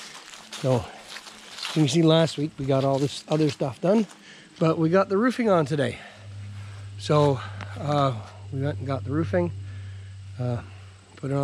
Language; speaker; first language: English; native; English